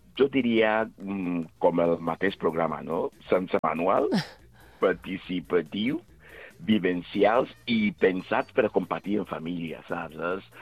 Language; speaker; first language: Catalan; non-native, fluent; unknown